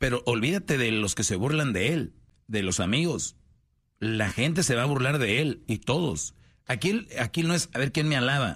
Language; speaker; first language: Spanish; native; Spanish